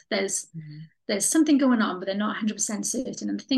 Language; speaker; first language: English; native; English